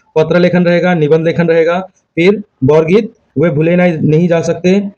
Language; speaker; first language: Hindi; non-native, local second language; Assamese